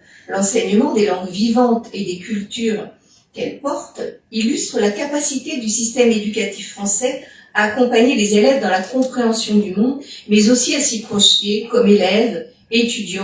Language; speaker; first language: French; native; French